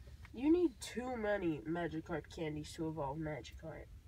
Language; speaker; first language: English; native; English